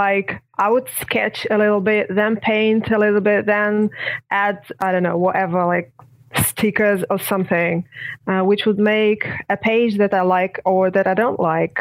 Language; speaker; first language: English; non-native, fluent; Russian